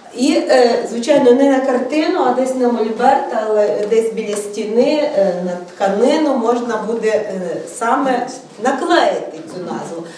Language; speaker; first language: Ukrainian; native; Ukrainian